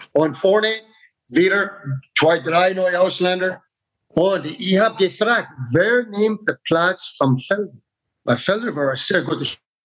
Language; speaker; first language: German; non-native, fluent; English